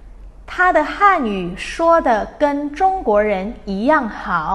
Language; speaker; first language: Chinese; non-native, fluent; Indonesian